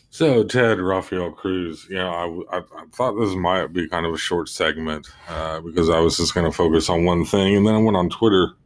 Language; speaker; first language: English; native; English